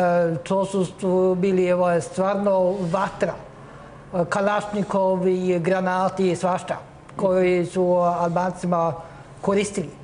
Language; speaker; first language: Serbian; non-native, fluent; Norwegian